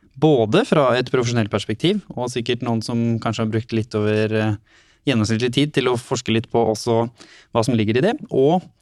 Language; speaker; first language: Norwegian; native; Norwegian